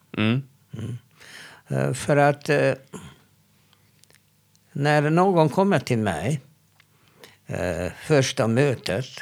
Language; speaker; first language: Swedish; non-native, fluent; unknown